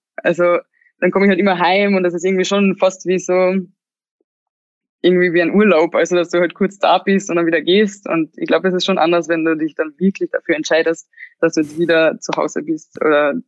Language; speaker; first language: German; non-native, local second language; Slovenian